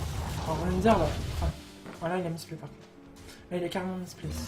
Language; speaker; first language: French; native; French